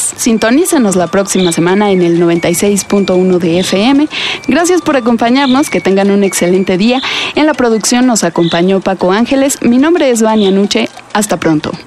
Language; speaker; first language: Spanish; native; Spanish